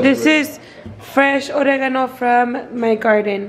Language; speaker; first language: English; early bilingual, other home language; Spanish